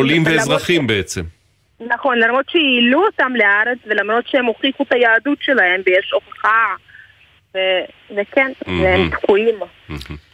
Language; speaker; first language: Hebrew; non-native, fluent; Russian